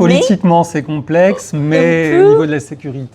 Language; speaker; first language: French; native; French